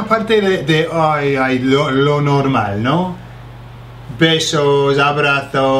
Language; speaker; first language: Spanish; non-native, fluent; English